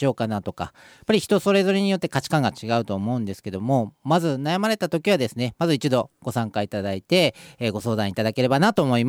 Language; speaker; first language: Japanese; native; Japanese